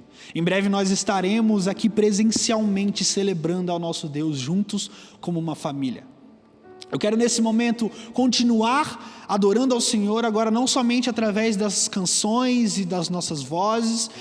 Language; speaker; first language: Portuguese; native; Portuguese